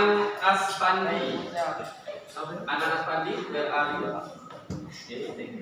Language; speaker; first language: English; non-native, fluent; Indonesian